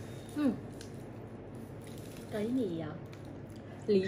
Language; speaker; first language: Chinese; non-native, learner; Vietnamese